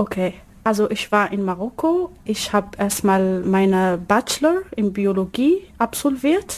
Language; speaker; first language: German; non-native, learner; Arabic